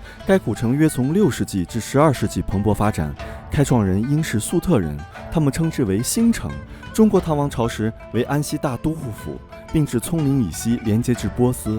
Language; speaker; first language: Chinese; native; Chinese